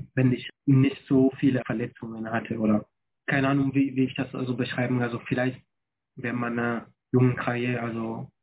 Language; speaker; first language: German; non-native, fluent; French